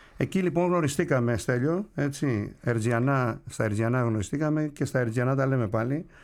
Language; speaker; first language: Greek; native; Greek